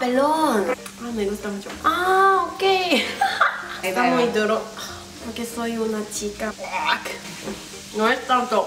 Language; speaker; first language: Spanish; non-native, learner; Korean